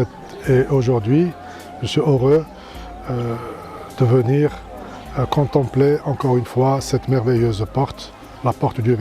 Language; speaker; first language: French; non-native, local second language; Arabic